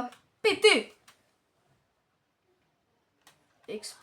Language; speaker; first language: French; native; French